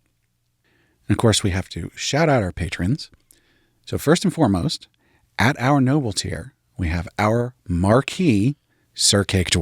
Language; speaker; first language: English; native; English